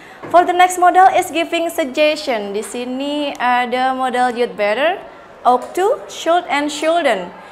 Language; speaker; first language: English; non-native, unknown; Indonesian